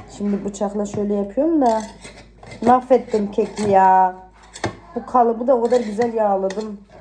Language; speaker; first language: Turkish; early bilingual, heritage; Turkish